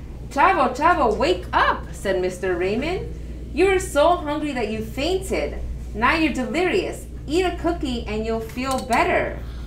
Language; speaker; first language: English; early bilingual, other home language; Spanish